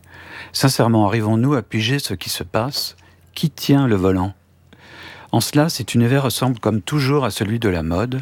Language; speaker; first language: French; native; French